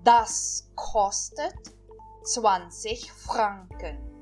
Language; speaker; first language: German; non-native, fluent; Portuguese